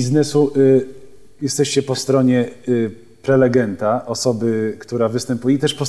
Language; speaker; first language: Polish; native; Polish